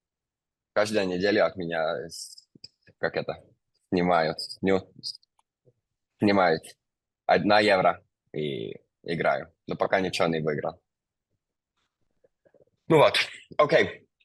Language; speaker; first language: Russian; non-native, fluent; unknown